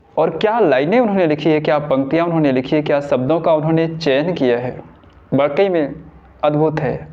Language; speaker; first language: Hindi; native; Hindi